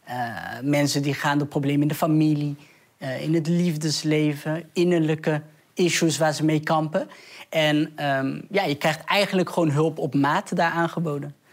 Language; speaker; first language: Dutch; early bilingual, other home language; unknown